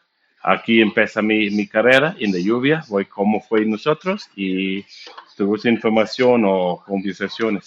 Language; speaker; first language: Spanish; non-native, learner; English